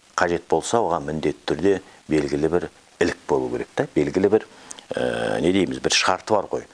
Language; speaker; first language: Kazakh; native; Kazakh